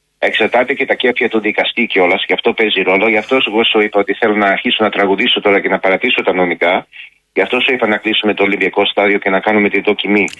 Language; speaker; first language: Greek; early bilingual, heritage; Greek